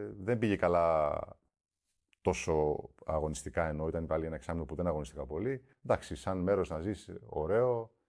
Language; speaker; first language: Greek; early bilingual, heritage; Greek